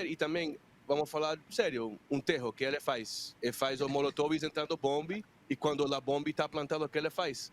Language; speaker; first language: Portuguese; non-native, fluent; Spanish